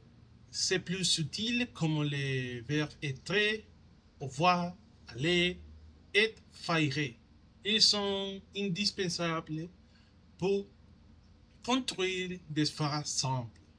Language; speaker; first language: French; non-native, learner; Spanish